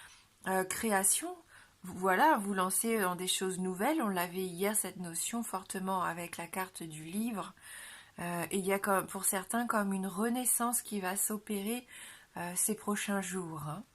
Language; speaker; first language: French; native; French